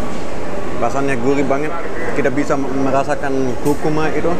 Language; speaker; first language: Indonesian; non-native, fluent; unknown